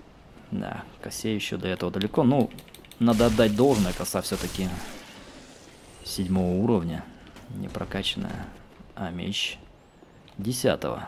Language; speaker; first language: Russian; native; Russian